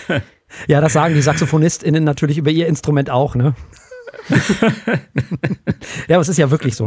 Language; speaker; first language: German; native; German